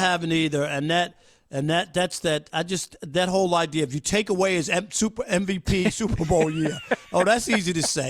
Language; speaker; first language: English; native; English